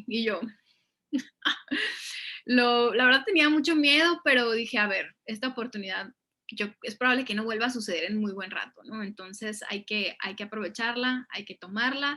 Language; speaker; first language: Spanish; native; Spanish